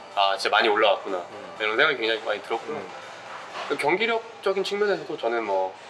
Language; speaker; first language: Korean; native; Korean